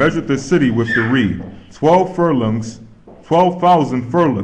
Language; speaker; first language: English; native; English